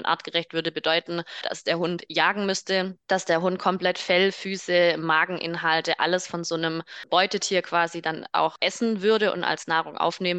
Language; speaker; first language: German; native; German